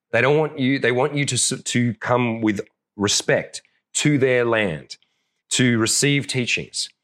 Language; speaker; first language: English; native; English